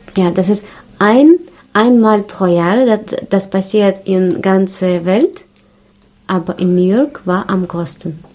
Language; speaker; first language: German; non-native, learner; Russian